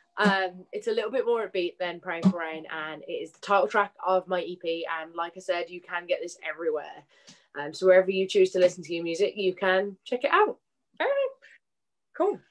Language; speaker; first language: English; native; English